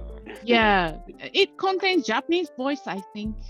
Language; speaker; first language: English; non-native, learner; Japanese